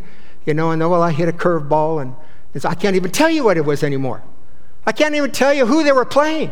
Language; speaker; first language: English; native; English